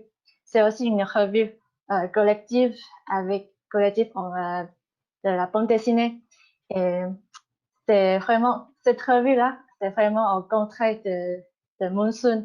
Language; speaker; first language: French; non-native, fluent; Chinese